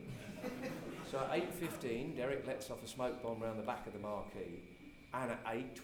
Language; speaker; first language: English; native; English